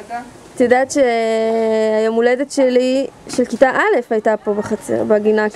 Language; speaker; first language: Hebrew; native; Hebrew